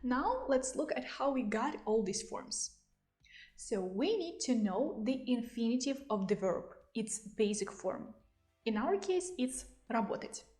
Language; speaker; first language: English; non-native, fluent; Russian